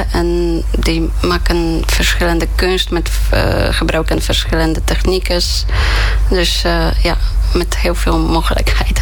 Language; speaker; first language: Dutch; non-native, fluent; Polish